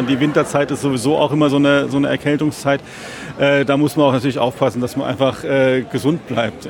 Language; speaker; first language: German; native; German